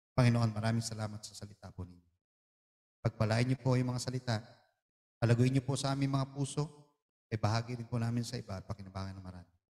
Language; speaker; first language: Filipino; non-native, local second language; Iloko